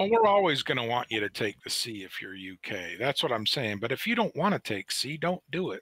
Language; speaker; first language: English; native; English